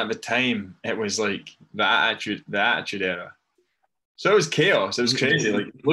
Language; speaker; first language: English; native; English